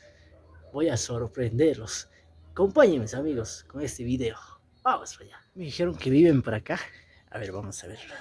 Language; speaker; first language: Spanish; native; Spanish